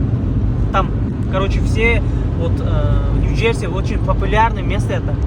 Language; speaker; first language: Russian; non-native, learner; Uzbek